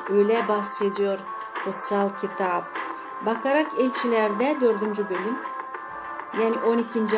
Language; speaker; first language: Turkish; non-native, fluent; Azerbaijani